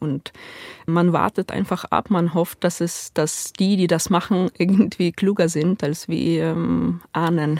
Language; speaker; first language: German; non-native, fluent; Ukrainian